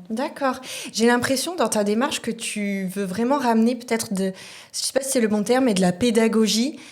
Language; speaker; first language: French; native; French